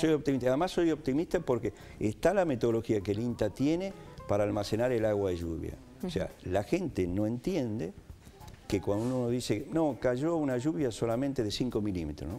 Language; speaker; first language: Spanish; native; Spanish